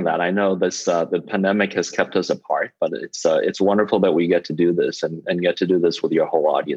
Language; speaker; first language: English; non-native, local second language; Cantonese